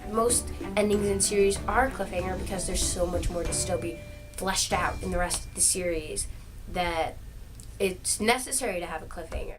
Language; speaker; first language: English; native; English